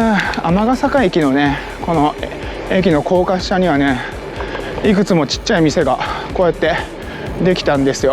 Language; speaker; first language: Japanese; native; Japanese